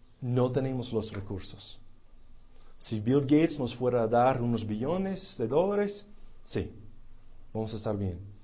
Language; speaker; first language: Spanish; non-native, fluent; English